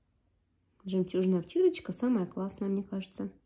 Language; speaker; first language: Russian; native; Russian